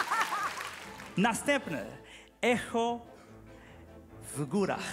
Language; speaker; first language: Polish; non-native, learner; Portuguese